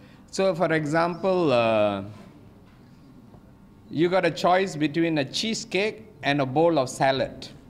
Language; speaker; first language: English; non-native, local second language; Tamil